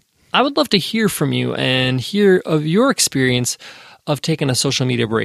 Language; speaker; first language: English; native; English